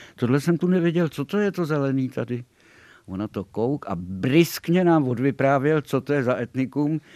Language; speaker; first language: Czech; native; Czech